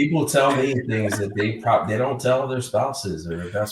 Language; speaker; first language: English; native; English